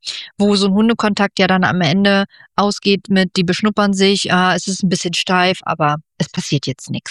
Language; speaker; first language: German; native; German